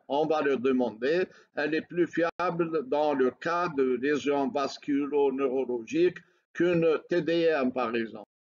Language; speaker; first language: French; non-native, local second language; Arabic